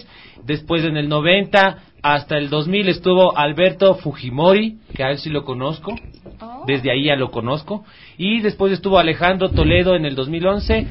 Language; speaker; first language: Spanish; native; Spanish